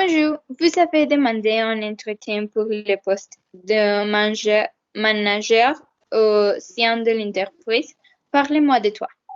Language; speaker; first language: French; non-native, learner; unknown